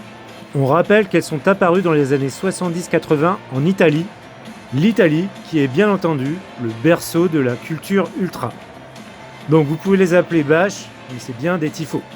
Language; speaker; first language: French; native; French